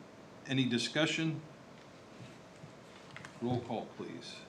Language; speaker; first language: English; native; English